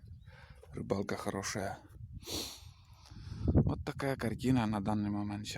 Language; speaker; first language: Russian; native; Russian